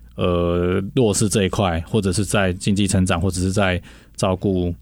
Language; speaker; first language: Chinese; native; Chinese